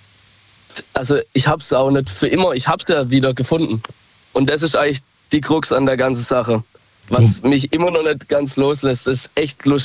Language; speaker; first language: German; native; German